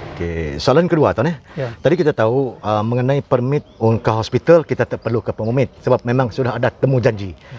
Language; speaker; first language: Malay; native; Malay